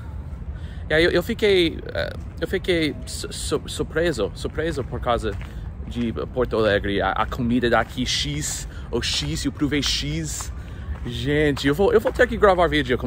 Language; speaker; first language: Portuguese; non-native, fluent; English